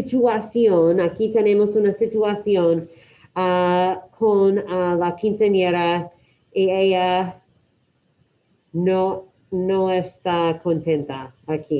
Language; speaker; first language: Spanish; non-native, fluent; English